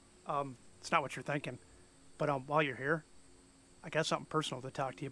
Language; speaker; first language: English; native; English